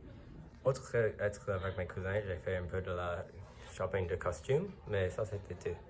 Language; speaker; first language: French; non-native, learner; English